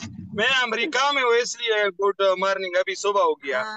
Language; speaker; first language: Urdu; non-native, local second language; Pashto